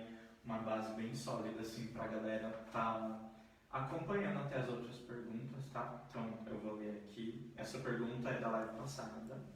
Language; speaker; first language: Portuguese; native; Portuguese